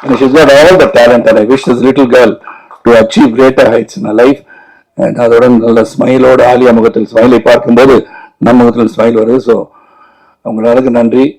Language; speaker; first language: Tamil; native; Tamil